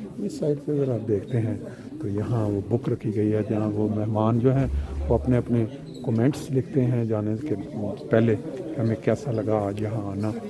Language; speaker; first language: Urdu; non-native, local second language; Punjabi